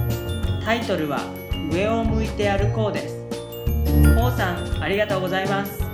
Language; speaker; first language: Japanese; native; Japanese